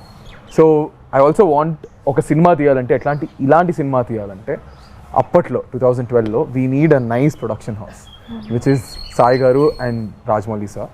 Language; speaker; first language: Telugu; native; Telugu